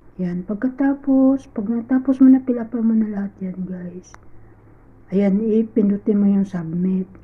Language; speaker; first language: Filipino; non-native, local second language; Cebuano